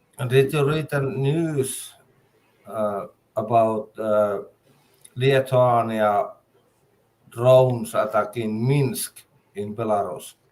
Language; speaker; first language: English; non-native, learner; Finnish